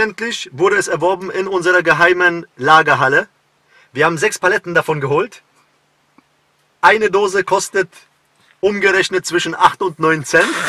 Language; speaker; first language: German; native; German